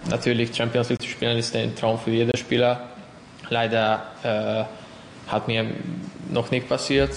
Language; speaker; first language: German; non-native, learner; Hungarian